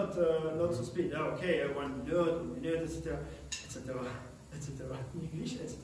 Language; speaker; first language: English; non-native, learner; French